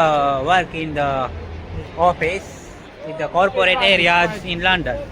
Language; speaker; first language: English; non-native, learner; Gujarati